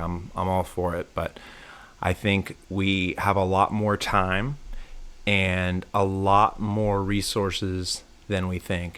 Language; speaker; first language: English; native; English